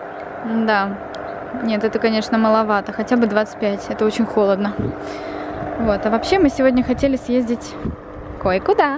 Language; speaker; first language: Russian; native; Russian